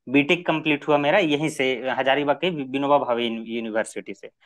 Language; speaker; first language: Hindi; native; Hindi